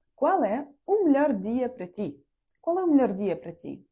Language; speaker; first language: Portuguese; non-native, fluent; Ukrainian